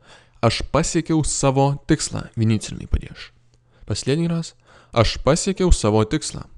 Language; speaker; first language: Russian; non-native, fluent; Lithuanian